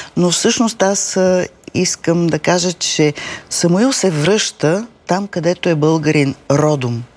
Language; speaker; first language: Bulgarian; native; Bulgarian